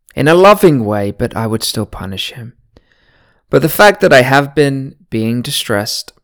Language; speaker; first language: English; native; English